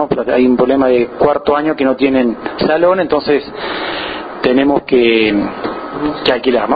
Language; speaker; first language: Spanish; native; Spanish